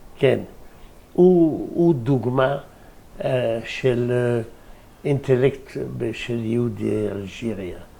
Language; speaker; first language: Hebrew; non-native, fluent; French